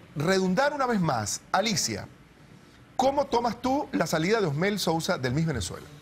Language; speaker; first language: Spanish; native; Spanish